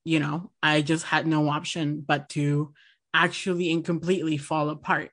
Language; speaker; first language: English; non-native, fluent; Spanish